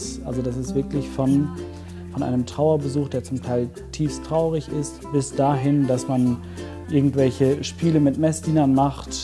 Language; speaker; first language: German; native; German